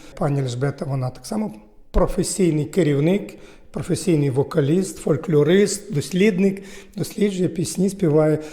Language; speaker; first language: Ukrainian; native; Ukrainian